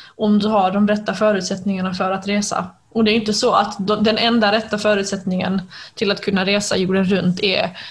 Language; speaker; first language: Swedish; native; Swedish